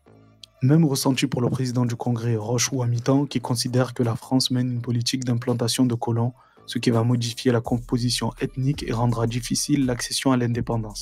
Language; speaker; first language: French; native; French